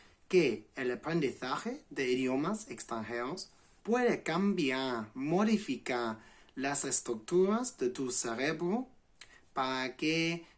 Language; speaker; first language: Spanish; non-native, fluent; English